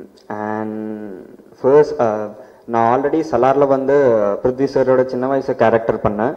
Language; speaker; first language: Tamil; non-native, learner; Malayalam